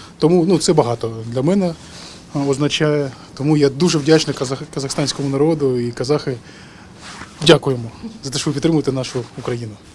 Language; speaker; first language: Ukrainian; early bilingual, other home language; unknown